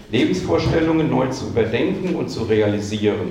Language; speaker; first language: German; native; German